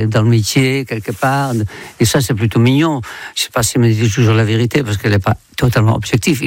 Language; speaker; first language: French; non-native, fluent; Dutch